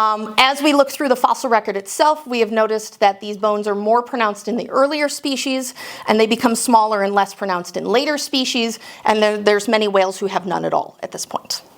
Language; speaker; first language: English; native; English